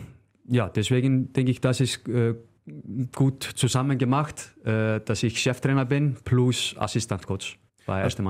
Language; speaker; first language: German; non-native, fluent; Icelandic